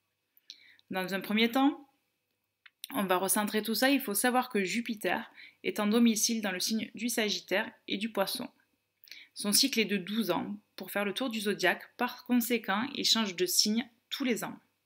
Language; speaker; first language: French; native; French